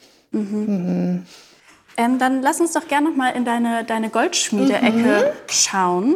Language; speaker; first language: German; native; German